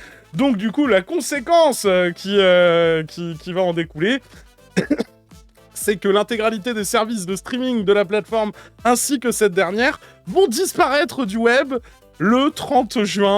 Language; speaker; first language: French; native; French